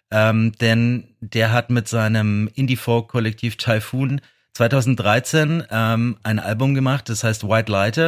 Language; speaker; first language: German; native; German